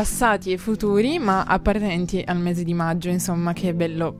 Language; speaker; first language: Italian; native; Italian